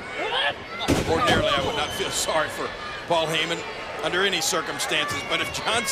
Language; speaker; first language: English; native; English